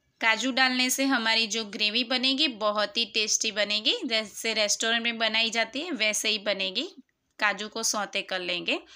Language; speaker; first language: Hindi; non-native, local second language; Gujarati